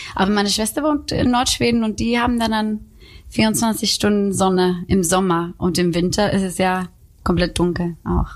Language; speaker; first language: German; non-native, fluent; Swedish